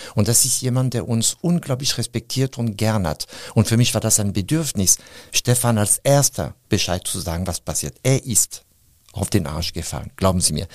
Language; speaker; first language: German; non-native, fluent; French